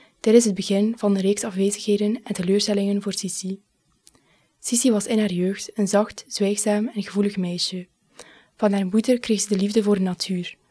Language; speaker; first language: Dutch; native; Dutch